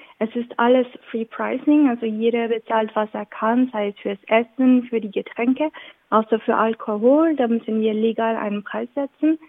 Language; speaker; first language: German; non-native, local second language; French